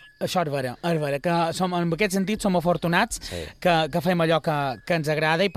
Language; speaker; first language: Catalan; native; Catalan